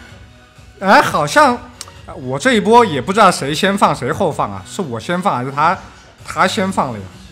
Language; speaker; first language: Chinese; native; Chinese